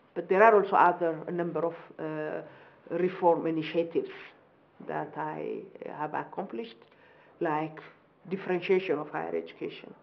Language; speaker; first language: English; non-native, fluent; Amharic